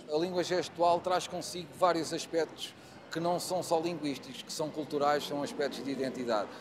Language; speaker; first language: Portuguese; native; Portuguese